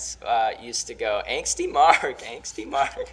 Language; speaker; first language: English; native; English